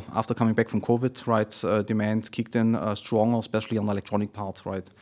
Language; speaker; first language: English; non-native, fluent; German